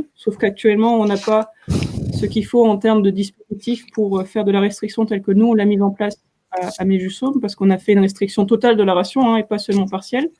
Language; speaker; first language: French; native; French